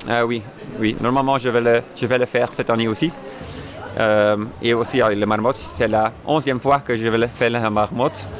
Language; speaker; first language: French; non-native, fluent; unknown